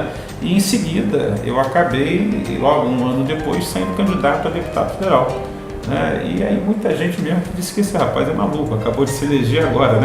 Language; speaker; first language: Portuguese; native; Portuguese